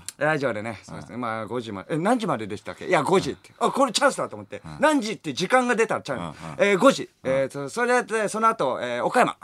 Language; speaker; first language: Japanese; native; Japanese